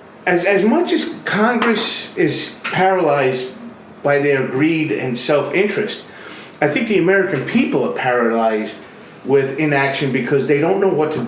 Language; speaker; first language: English; native; English